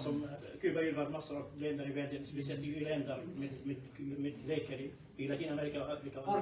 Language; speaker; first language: Swedish; non-native, fluent; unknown